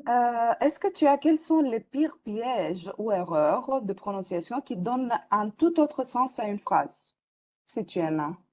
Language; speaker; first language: French; non-native, fluent; Greek